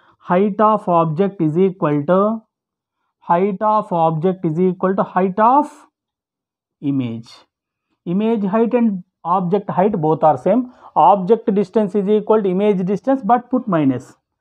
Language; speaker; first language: English; non-native, local second language; Telugu